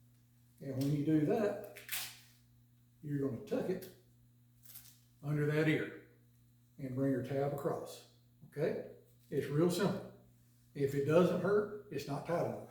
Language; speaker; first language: English; native; English